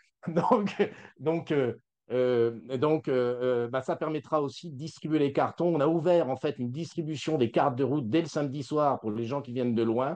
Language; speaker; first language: French; native; French